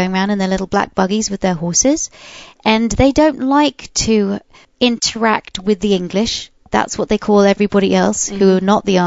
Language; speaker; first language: English; native; English